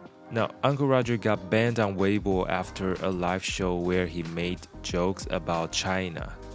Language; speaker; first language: English; non-native, fluent; Chinese